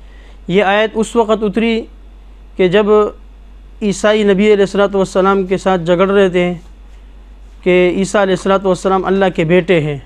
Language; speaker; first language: Urdu; native; Urdu